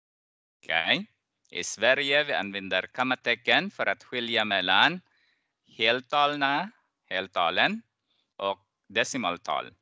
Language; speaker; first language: Swedish; non-native, fluent; Arabic